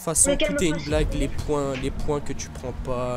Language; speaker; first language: French; native; French